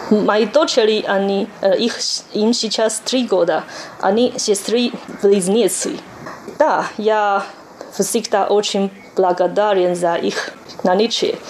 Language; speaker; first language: Russian; non-native, learner; Chinese